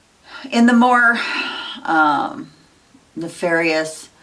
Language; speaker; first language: English; native; English